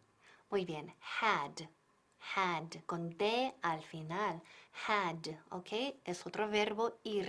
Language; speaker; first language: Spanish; non-native, fluent; English